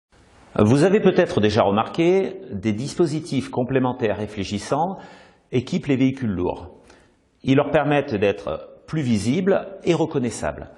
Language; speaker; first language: French; native; French